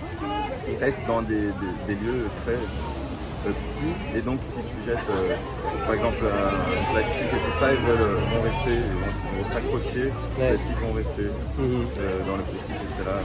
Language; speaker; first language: French; non-native, fluent; Portuguese